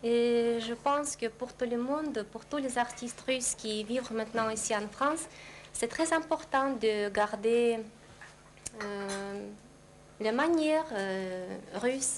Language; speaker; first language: French; non-native, fluent; Russian